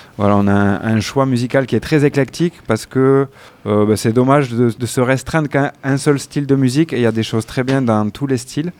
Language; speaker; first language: French; native; French